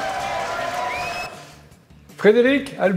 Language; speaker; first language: French; native; French